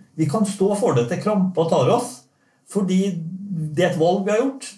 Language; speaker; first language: Norwegian; native; Norwegian